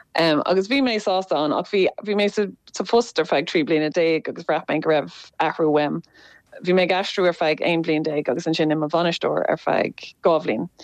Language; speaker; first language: Irish; native; Irish